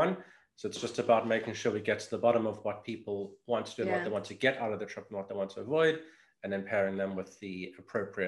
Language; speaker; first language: English; native; English